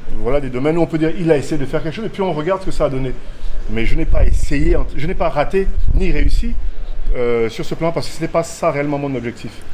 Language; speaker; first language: French; native; French